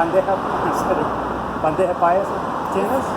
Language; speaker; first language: Spanish; non-native, learner; English